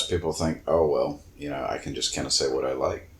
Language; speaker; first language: English; native; English